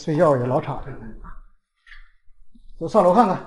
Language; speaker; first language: Chinese; native; Chinese